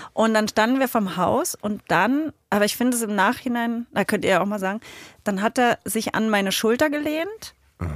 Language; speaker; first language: German; native; German